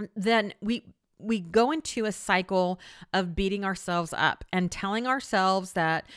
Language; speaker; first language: English; native; English